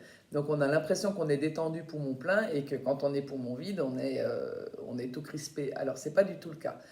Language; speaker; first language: French; native; French